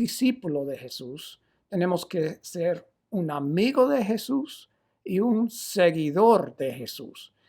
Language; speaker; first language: Spanish; non-native, fluent; English